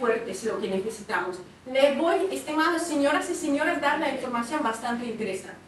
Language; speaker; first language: Spanish; non-native, fluent; Russian